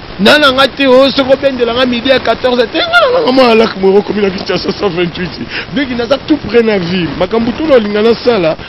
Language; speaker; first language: Lingala; native; Lingala